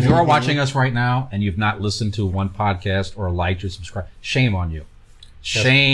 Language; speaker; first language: English; native; English